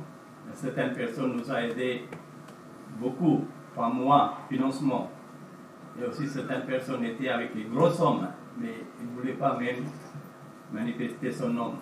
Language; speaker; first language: French; non-native, fluent; Sinhala